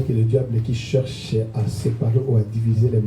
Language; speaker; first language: French; non-native, local second language; Lingala